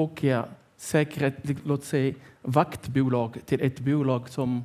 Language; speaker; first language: Swedish; non-native, fluent; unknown